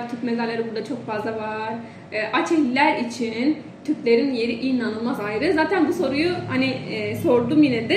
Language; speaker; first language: Turkish; non-native, fluent; Indonesian